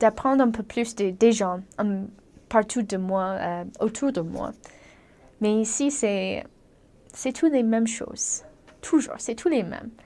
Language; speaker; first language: French; non-native, fluent; English